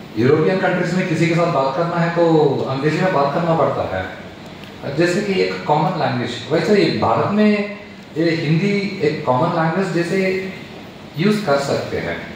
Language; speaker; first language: Hindi; non-native, local second language; Telugu